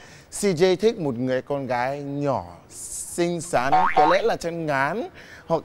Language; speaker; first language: Vietnamese; non-native, fluent; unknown